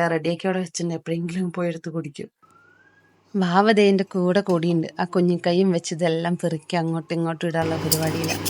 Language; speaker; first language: Malayalam; native; Malayalam